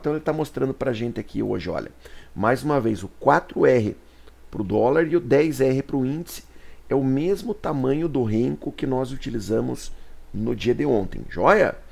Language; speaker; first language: Portuguese; native; Portuguese